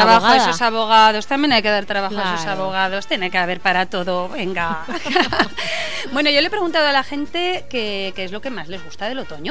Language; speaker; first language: Spanish; native; Spanish